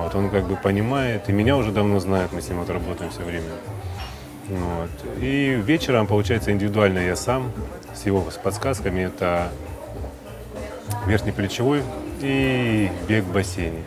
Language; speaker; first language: Russian; native; Russian